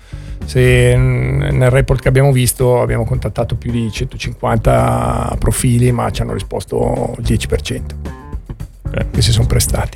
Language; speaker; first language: Italian; native; Italian